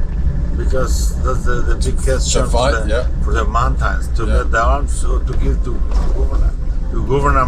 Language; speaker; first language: English; non-native, learner; Albanian